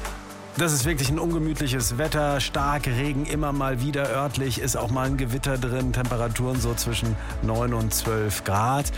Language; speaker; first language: German; native; German